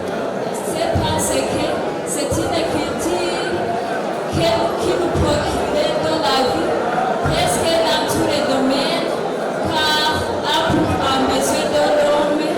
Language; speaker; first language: French; non-native, local second language; Rundi